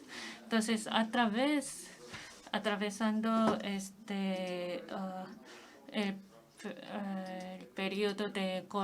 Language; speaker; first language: Spanish; non-native, fluent; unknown